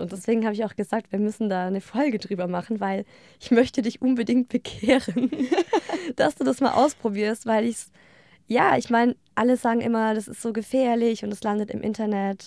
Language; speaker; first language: German; native; German